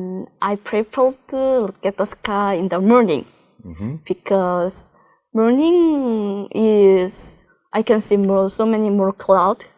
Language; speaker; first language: English; non-native, learner; Korean